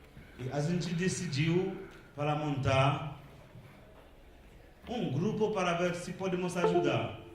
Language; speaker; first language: Portuguese; non-native, local second language; Haitian Creole